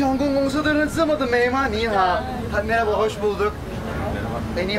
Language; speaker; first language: Chinese; non-native, fluent; Turkish